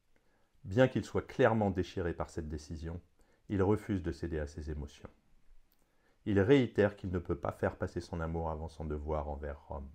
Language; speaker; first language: French; native; French